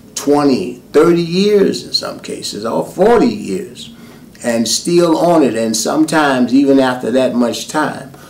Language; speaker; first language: English; native; English